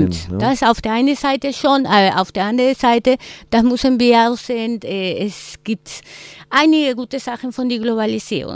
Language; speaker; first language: German; non-native, fluent; Spanish